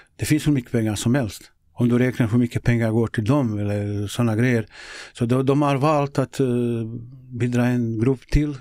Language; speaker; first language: Swedish; non-native, fluent; Bosnian